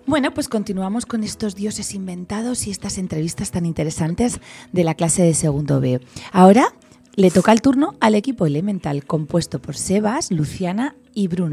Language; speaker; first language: Spanish; native; Spanish